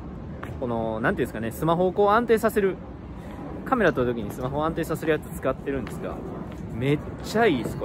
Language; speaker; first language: Japanese; native; Japanese